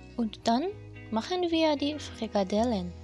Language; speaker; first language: German; non-native, fluent; Japanese